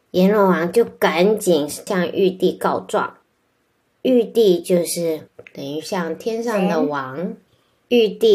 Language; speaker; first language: Chinese; native; Chinese